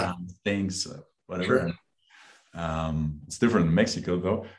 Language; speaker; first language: English; non-native, fluent; German